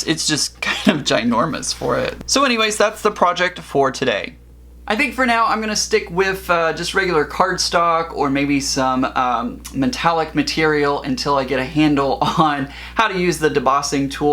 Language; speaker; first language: English; native; English